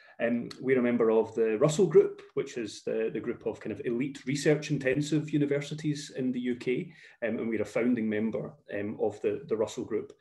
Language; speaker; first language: English; native; English